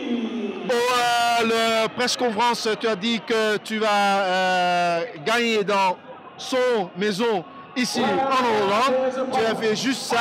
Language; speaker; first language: French; non-native, learner; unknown